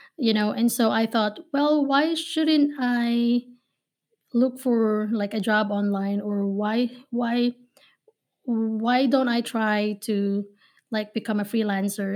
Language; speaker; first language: English; non-native, local second language; Filipino